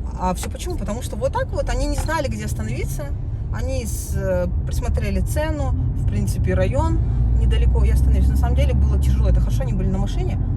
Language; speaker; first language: Russian; native; Russian